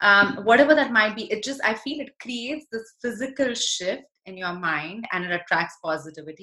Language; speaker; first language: English; non-native, local second language; Hindi